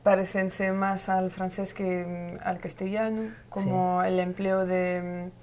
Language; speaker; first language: Spanish; non-native, learner; French